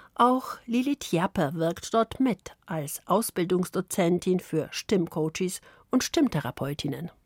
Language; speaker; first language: German; early bilingual, other home language; Polish